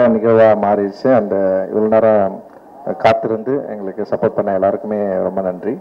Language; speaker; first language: Tamil; native; Tamil